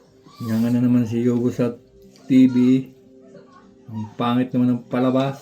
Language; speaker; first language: Filipino; native; Filipino